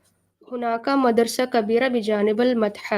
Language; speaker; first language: Arabic; non-native, learner; Hindi